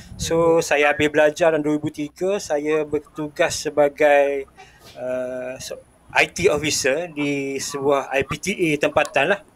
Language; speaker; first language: Malay; native; Malay